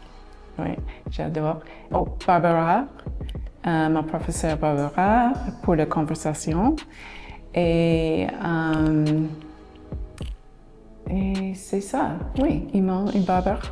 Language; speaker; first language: French; non-native, learner; English